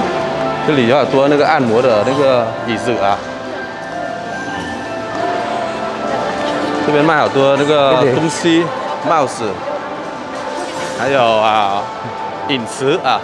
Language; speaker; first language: Chinese; non-native, learner; Vietnamese